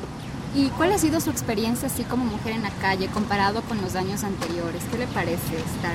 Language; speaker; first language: Spanish; native; Spanish